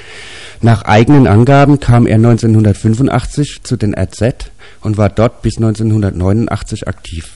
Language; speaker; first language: German; native; German